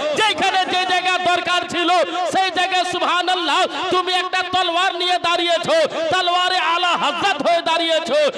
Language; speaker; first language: Bangla; non-native, local second language; Urdu